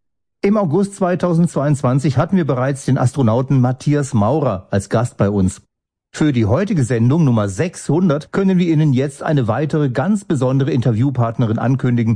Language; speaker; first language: German; native; German